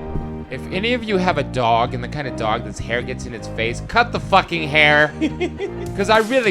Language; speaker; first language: English; native; English